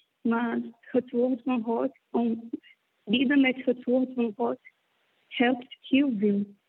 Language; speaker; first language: Dutch; non-native, learner; Portuguese